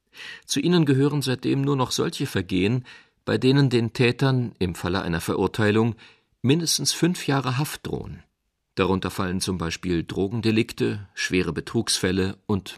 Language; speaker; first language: German; native; German